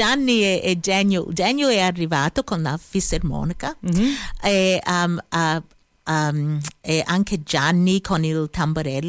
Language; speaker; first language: Italian; early bilingual, heritage; Italian